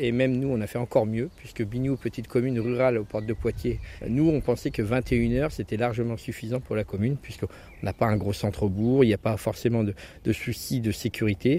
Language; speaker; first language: French; native; French